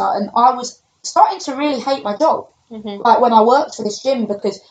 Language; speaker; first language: English; native; English